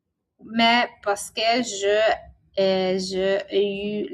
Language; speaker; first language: French; non-native, learner; Italian